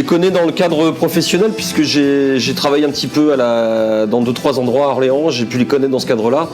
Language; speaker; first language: French; native; French